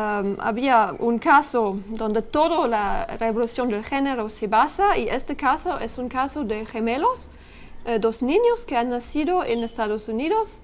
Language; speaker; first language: Spanish; non-native, learner; French